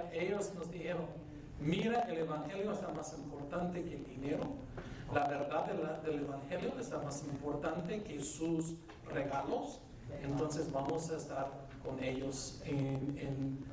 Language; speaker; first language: Spanish; non-native, fluent; English